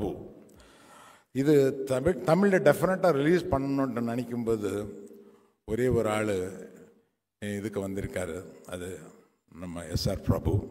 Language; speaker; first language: Tamil; non-native, local second language; Telugu